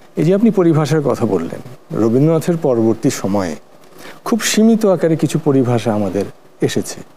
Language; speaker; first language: Bangla; native; Bangla